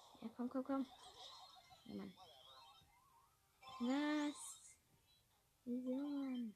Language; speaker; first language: German; native; German